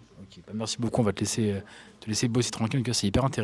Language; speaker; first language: French; native; French